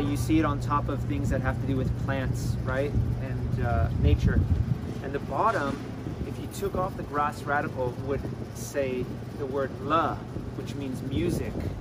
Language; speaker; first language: English; native; English